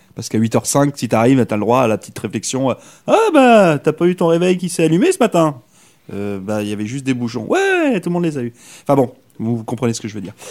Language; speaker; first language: French; native; French